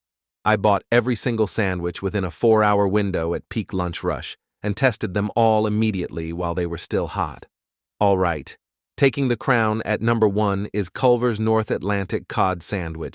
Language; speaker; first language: English; native; English